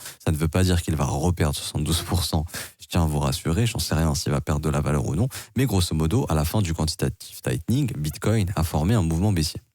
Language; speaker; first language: French; native; French